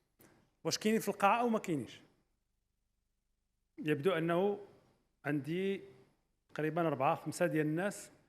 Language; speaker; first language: Arabic; native; Arabic